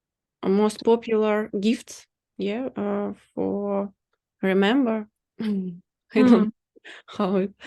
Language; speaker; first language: English; non-native, learner; Ukrainian